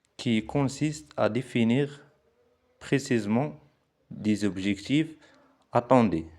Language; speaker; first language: French; non-native, local second language; Arabic